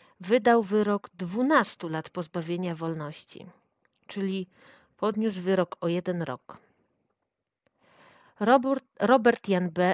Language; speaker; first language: Polish; native; Polish